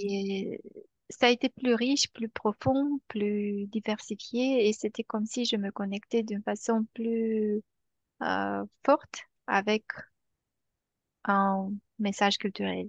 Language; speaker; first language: French; non-native, fluent; Romanian